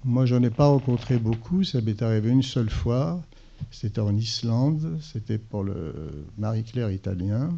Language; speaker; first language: French; native; French